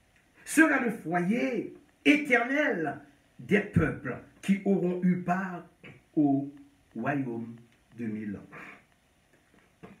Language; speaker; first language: French; non-native, local second language; Haitian Creole